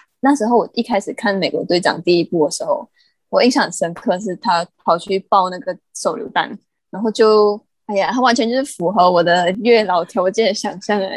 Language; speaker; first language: Chinese; native; Chinese